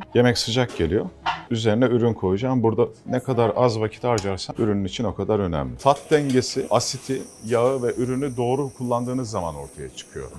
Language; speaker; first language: Turkish; native; Turkish